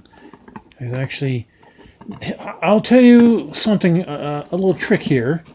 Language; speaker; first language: English; native; English